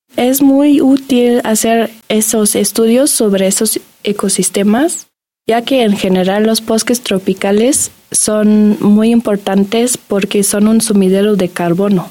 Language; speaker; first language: Spanish; non-native, fluent; German